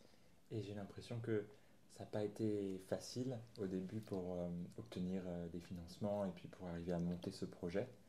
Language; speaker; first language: French; native; French